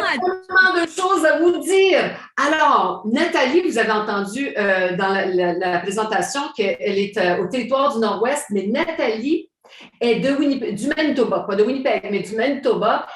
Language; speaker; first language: French; native; French